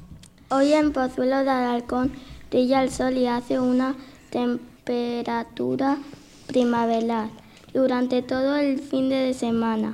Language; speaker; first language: Spanish; native; Spanish